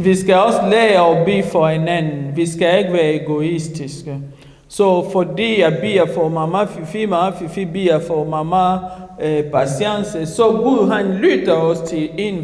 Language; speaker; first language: Danish; non-native, fluent; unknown